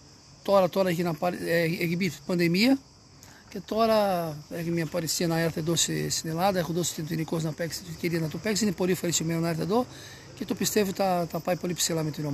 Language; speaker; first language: Greek; non-native, learner; Portuguese